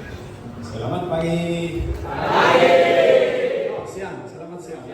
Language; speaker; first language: Indonesian; non-native, learner; Spanish